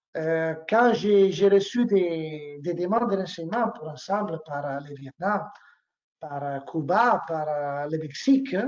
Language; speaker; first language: French; non-native, learner; Italian